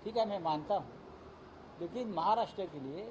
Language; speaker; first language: Hindi; non-native, local second language; Marathi